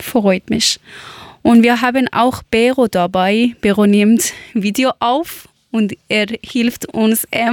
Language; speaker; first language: German; non-native, learner; Persian